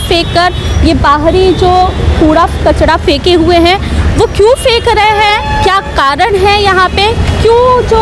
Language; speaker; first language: Hindi; native; Hindi